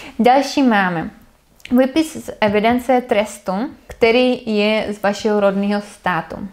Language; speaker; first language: Czech; non-native, fluent; Russian